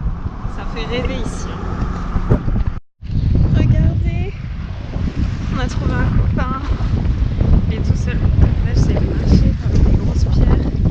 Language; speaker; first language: French; native; French